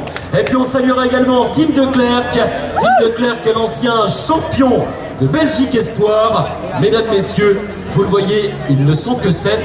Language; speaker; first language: French; native; French